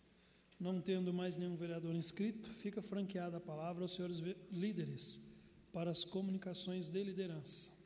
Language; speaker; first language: Portuguese; native; Portuguese